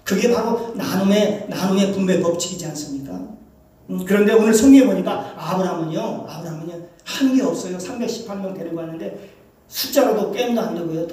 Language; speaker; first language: Korean; native; Korean